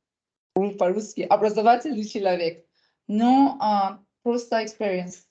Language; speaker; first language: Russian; non-native, learner; Persian